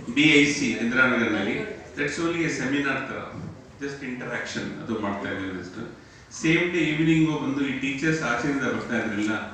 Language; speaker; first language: Kannada; non-native, local second language; Urdu